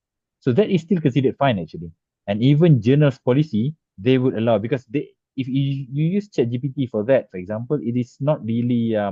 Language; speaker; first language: English; non-native, fluent; Malay